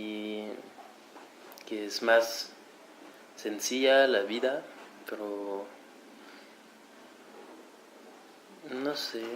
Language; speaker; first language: Spanish; non-native, fluent; French